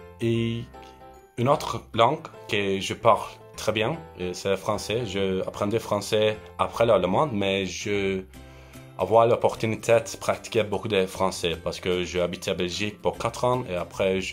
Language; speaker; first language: French; non-native, learner; Turkish